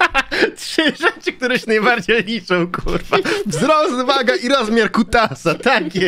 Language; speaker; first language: Polish; native; Polish